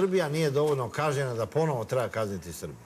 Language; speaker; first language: Bosnian; native; Bosnian